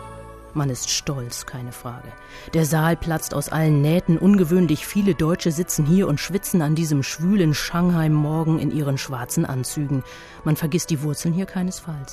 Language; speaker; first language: German; native; German